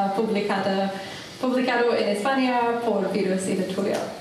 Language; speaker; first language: Spanish; non-native, learner; English